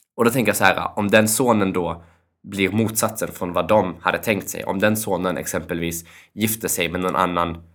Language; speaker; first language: Swedish; early bilingual, other home language; Albanian